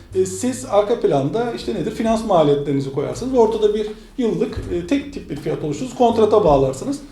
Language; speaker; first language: Turkish; native; Turkish